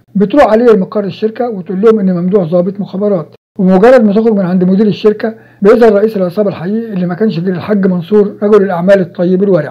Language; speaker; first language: Arabic; native; Arabic